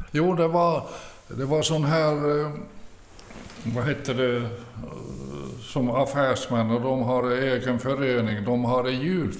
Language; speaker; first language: Swedish; early bilingual, other home language; Finnish